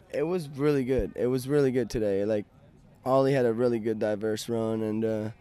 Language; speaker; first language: English; non-native, fluent; Japanese